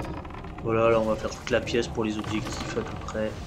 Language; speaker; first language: French; native; French